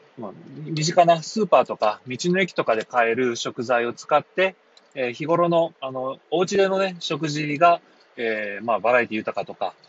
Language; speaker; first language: Japanese; native; Japanese